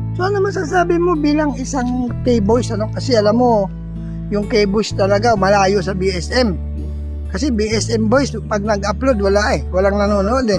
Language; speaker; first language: Filipino; native; Filipino